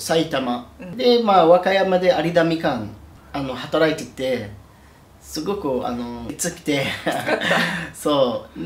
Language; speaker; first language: Japanese; non-native, fluent; Arabic